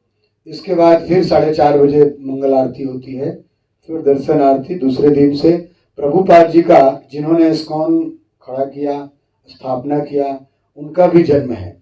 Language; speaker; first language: Hindi; native; Hindi